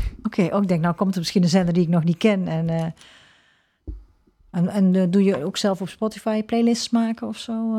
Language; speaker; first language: Dutch; native; Dutch